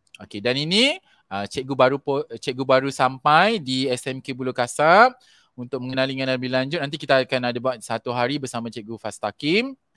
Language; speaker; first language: Malay; native; Malay